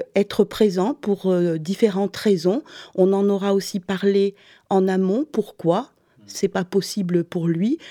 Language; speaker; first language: French; native; French